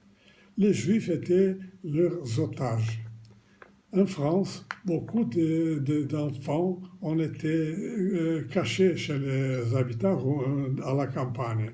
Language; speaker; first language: French; non-native, fluent; Romanian